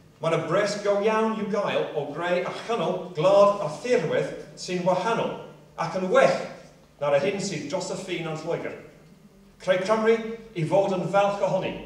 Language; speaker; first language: Welsh; non-native, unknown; English